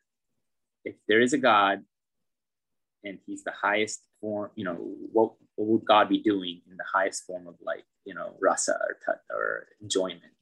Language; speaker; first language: English; native; English